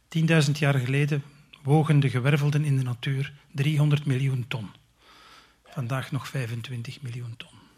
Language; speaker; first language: Dutch; native; Dutch